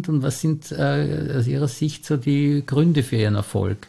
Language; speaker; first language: German; native; German